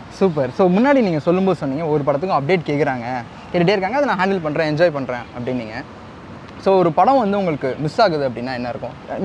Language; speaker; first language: Tamil; native; Tamil